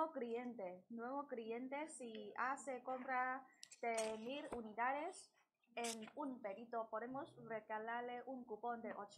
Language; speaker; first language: Spanish; non-native, learner; Chinese